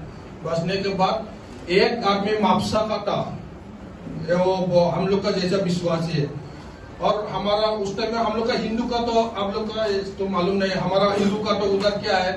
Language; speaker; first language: Hindi; non-native, local second language; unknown